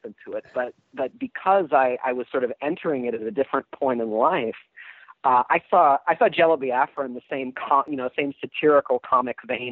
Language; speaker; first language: English; native; English